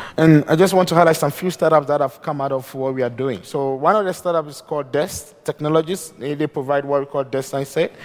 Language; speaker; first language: English; non-native, local second language; Akan